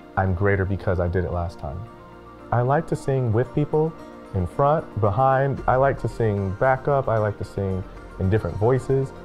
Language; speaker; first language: English; native; English